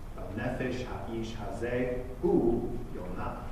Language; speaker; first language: Hebrew; non-native, fluent; English